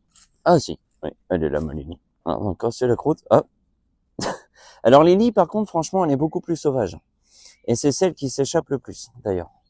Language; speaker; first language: French; native; French